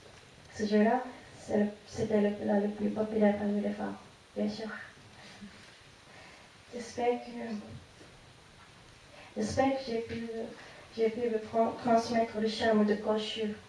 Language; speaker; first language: French; non-native, fluent; Japanese